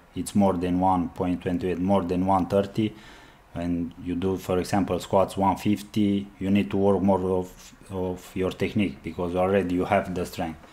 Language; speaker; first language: English; non-native, learner; Romanian